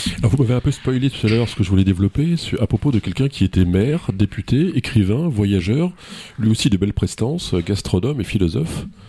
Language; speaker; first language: French; native; French